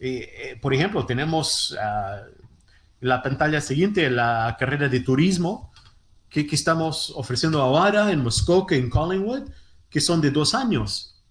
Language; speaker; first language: Spanish; non-native, fluent; Portuguese